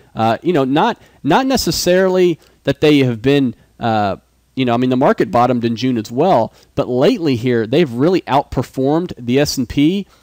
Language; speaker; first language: English; native; English